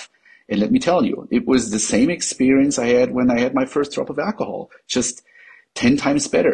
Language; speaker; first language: English; non-native, fluent; German